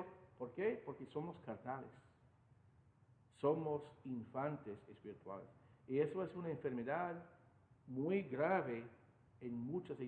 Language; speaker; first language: Spanish; non-native, fluent; English